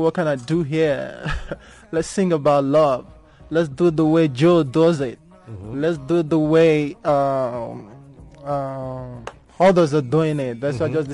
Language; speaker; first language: English; non-native, local second language; Yoruba